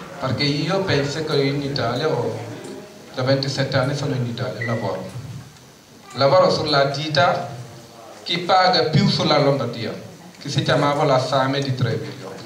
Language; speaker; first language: Italian; non-native, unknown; Wolof